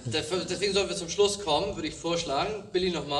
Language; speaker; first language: German; native; German